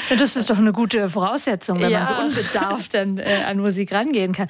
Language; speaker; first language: German; native; German